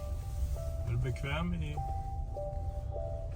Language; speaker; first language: Swedish; native; Swedish